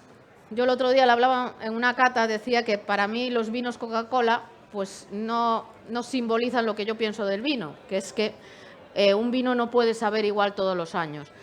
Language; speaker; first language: Spanish; native; Spanish